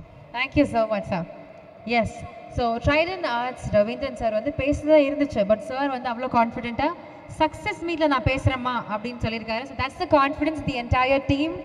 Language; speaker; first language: Tamil; native; Tamil